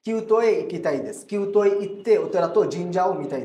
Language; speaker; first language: Japanese; non-native, learner; Bangla